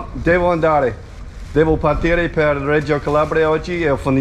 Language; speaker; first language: Italian; early bilingual, heritage; English